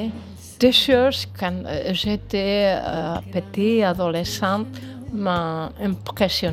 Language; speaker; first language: French; non-native, fluent; Spanish